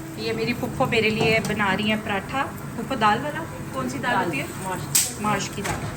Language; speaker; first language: Urdu; native; Urdu